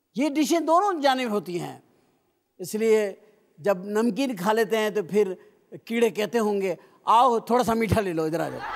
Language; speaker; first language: Urdu; native; Urdu